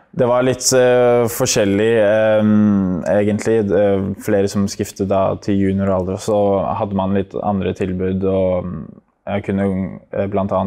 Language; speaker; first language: Norwegian; native; Norwegian